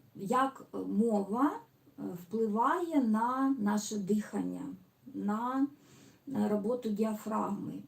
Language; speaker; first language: Ukrainian; non-native, local second language; Russian